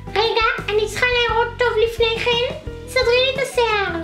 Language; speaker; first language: Hebrew; native; Hebrew